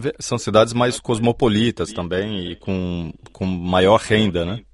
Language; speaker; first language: Portuguese; native; Portuguese